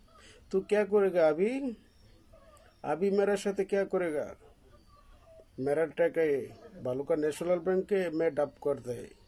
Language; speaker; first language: Hindi; non-native, learner; Bangla